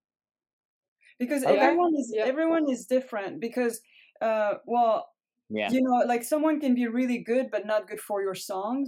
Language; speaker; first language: English; non-native, fluent; French